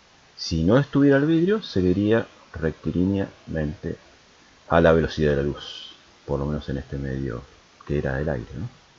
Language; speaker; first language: Spanish; native; Spanish